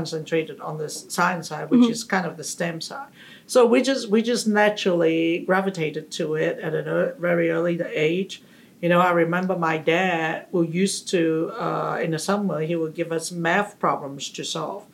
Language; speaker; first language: English; non-native, local second language; Cantonese